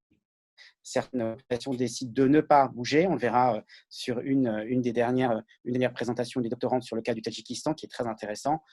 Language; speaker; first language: French; native; French